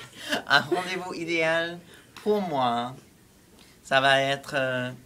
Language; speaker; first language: French; non-native, fluent; English